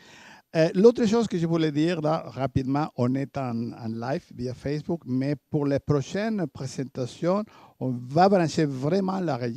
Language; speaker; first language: French; native; French